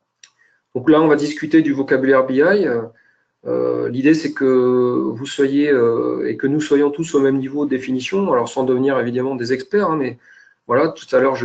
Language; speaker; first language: French; native; French